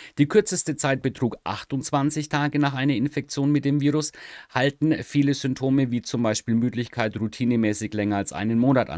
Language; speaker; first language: German; native; German